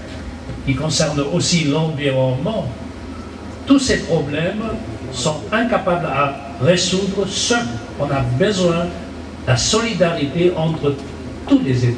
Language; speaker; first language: French; non-native, fluent; German